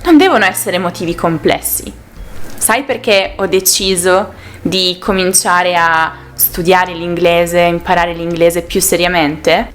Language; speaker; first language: Italian; native; Italian